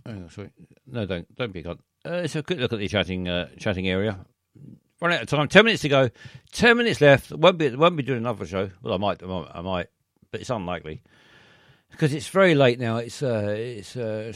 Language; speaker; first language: English; native; English